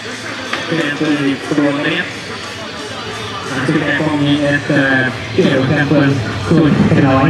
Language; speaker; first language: Russian; native; Russian